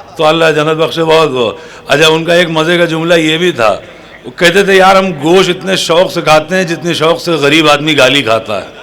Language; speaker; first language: Urdu; native; Urdu